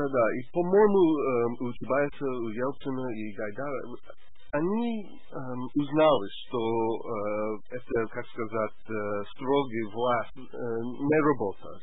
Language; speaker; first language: Russian; non-native, learner; English